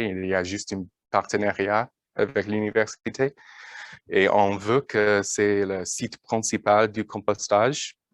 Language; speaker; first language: French; non-native, learner; English